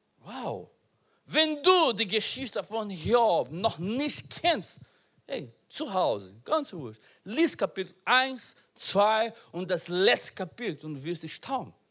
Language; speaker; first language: German; non-native, learner; Portuguese